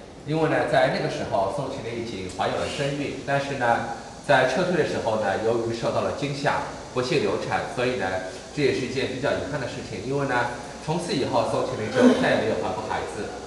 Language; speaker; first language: Chinese; native; Chinese